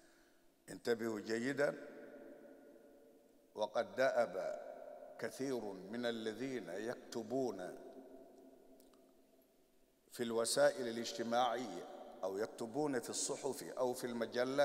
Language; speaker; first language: Arabic; non-native, fluent; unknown